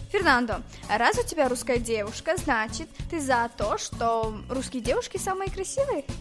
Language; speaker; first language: Russian; non-native, local second language; Tajik